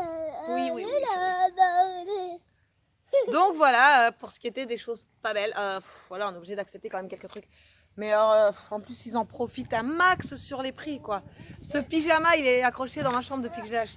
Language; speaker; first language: French; native; French